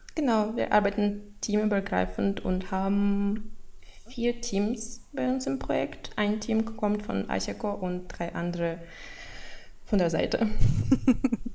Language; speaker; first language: German; non-native, fluent; Russian